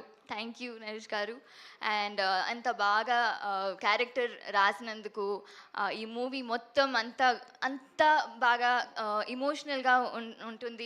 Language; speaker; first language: Telugu; non-native, fluent; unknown